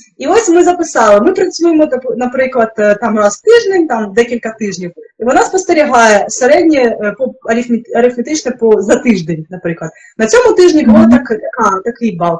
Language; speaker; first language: Ukrainian; non-native, local second language; Russian